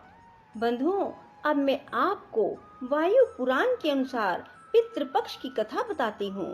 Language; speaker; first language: Hindi; native; Hindi